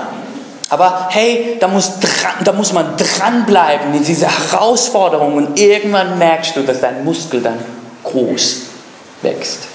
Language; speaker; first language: German; non-native, fluent; English